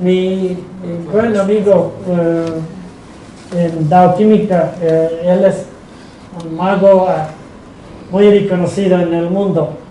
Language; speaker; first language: Spanish; non-native, fluent; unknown